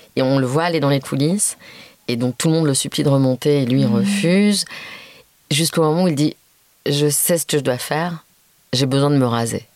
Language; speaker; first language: French; native; French